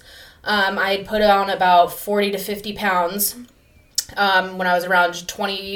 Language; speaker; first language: English; native; English